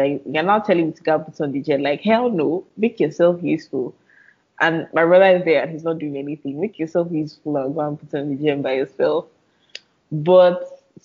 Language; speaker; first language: English; non-native, local second language; Yoruba